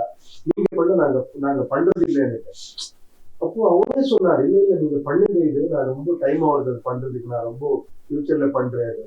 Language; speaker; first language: Tamil; non-native, learner; Kannada